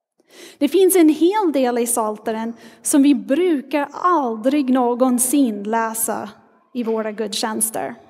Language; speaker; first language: Swedish; non-native, fluent; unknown